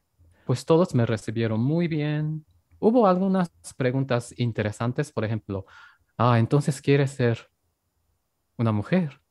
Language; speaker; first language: Spanish; non-native, fluent; Japanese